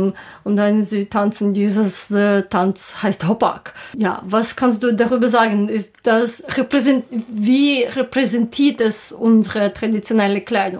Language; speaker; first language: German; non-native, learner; Ukrainian